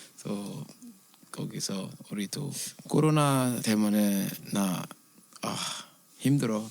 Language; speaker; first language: Korean; non-native, learner; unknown